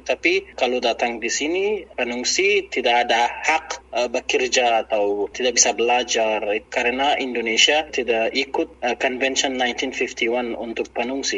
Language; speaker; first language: Indonesian; non-native, learner; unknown